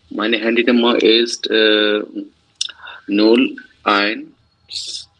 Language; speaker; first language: German; non-native, learner; Bangla